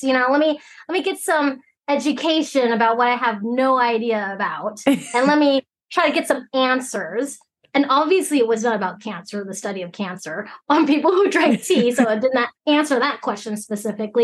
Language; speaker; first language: English; early bilingual, other home language; Cantonese